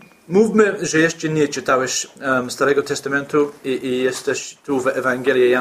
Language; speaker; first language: Polish; non-native, fluent; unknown